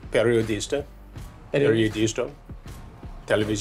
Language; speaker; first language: Spanish; non-native, learner; English